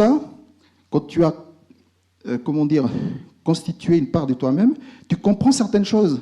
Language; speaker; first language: French; native; French